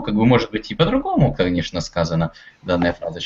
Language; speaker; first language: Russian; native; Russian